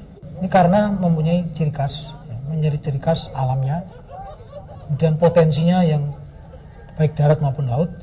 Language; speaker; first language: Indonesian; native; Indonesian